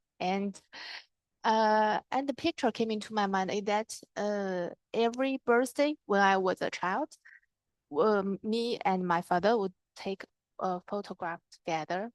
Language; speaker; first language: English; non-native, learner; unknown